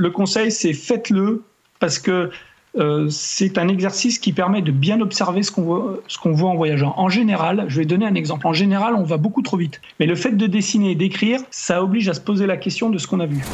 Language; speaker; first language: French; native; French